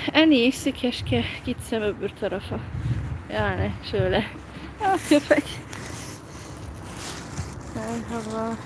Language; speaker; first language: Turkish; non-native, fluent; Hungarian